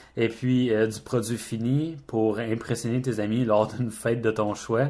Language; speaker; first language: French; native; French